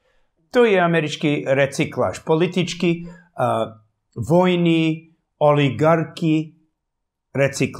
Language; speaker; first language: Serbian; early bilingual, heritage; English